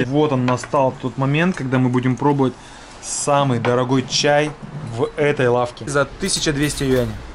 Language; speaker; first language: Russian; native; Russian